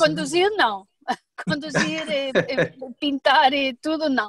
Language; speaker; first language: Portuguese; non-native, learner; Spanish